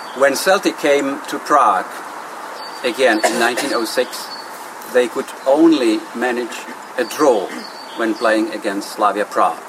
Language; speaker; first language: English; non-native, fluent; Czech